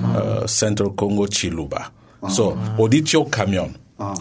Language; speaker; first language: Korean; non-native, learner; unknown